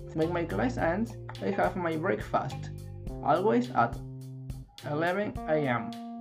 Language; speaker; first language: English; non-native, learner; Spanish